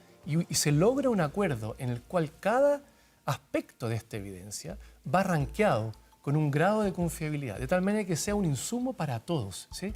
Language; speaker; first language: Spanish; native; Spanish